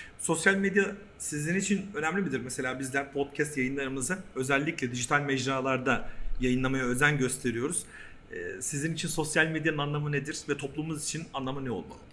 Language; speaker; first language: Turkish; early bilingual, heritage; Turkish